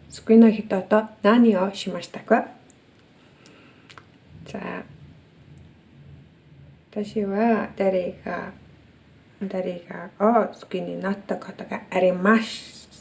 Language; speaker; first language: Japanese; non-native, learner; Mongolian